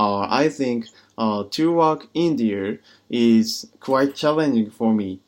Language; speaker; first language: English; non-native, learner; Japanese